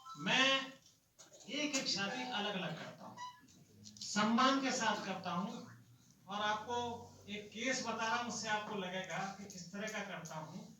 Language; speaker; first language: Hindi; native; Hindi